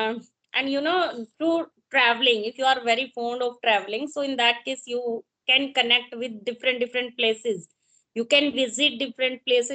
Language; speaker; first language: English; non-native, local second language; Hindi